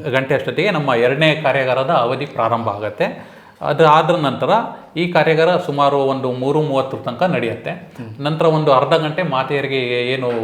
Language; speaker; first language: Kannada; native; Kannada